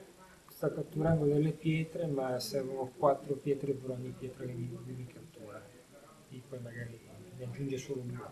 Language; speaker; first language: Italian; native; Italian